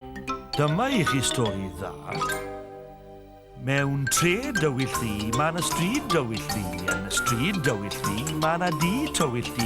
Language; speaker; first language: Welsh; native; Welsh